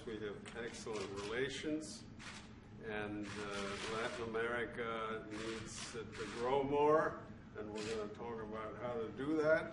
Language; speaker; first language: English; non-native, fluent; Spanish